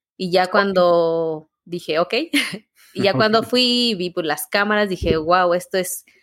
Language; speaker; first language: Spanish; native; Spanish